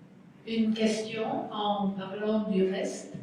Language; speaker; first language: French; non-native, fluent; Spanish